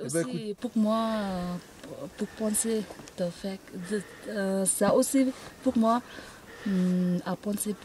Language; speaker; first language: French; non-native, learner; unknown